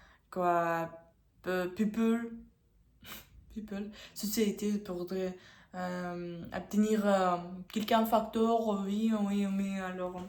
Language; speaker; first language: French; non-native, learner; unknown